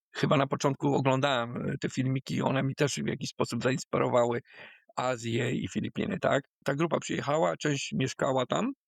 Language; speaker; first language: Polish; native; Polish